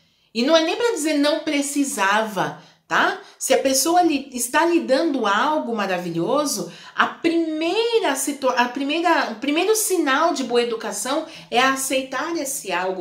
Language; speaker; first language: Portuguese; native; Portuguese